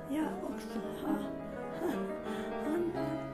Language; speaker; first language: Swedish; non-native, learner; German